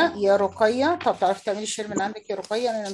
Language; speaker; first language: Arabic; native; Arabic